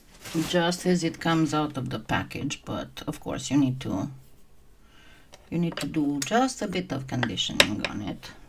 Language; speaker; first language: English; non-native, fluent; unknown